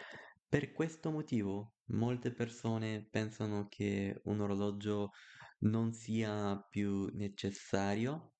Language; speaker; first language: Italian; non-native, learner; Bulgarian